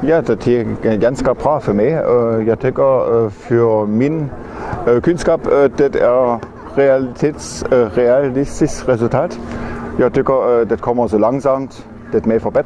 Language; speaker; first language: Swedish; non-native, learner; German